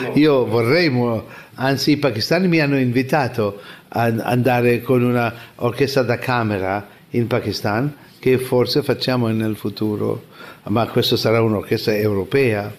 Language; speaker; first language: Italian; non-native, learner; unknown